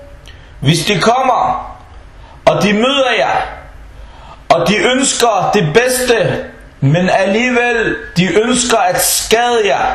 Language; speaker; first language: Danish; early bilingual, other home language; Arabic